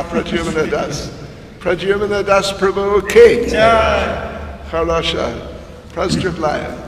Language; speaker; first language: Russian; non-native, learner; English